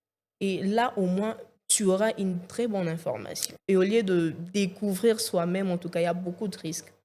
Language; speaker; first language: French; non-native, local second language; Lingala